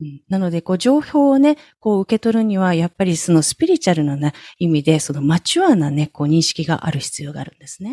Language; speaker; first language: Japanese; native; Japanese